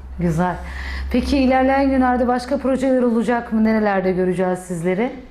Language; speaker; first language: Turkish; native; Turkish